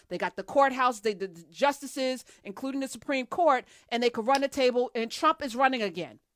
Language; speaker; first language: English; native; English